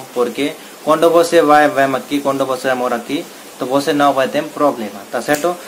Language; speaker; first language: Spanish; non-native, learner; Hindi